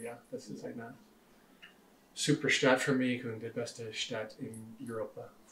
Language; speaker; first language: German; non-native, learner; English